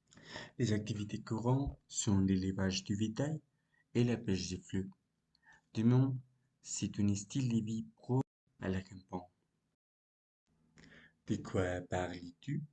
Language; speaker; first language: French; non-native, learner; Spanish